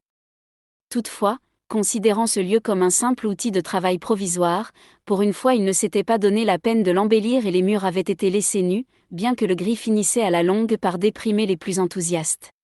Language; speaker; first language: French; native; French